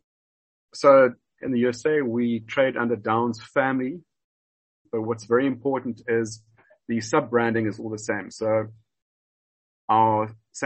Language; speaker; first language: English; native; English